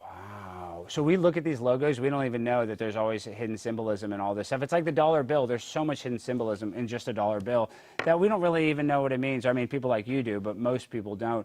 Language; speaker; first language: English; native; English